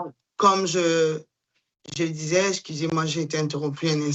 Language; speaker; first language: French; non-native, local second language; Duala